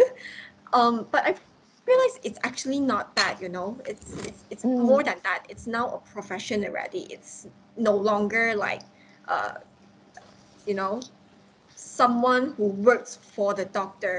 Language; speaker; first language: English; non-native, local second language; Cantonese